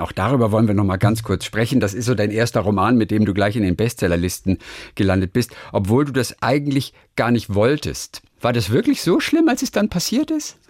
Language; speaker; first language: German; native; German